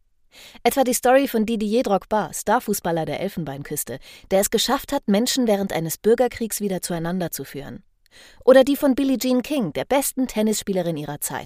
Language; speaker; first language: German; native; German